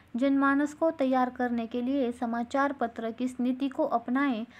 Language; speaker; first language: Hindi; non-native, local second language; Marathi